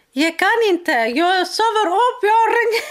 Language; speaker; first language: Swedish; non-native, learner; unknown